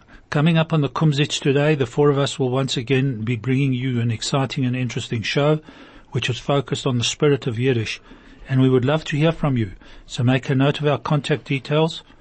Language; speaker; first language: English; native; English